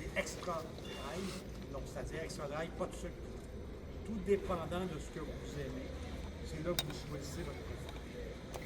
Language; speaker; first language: French; native; French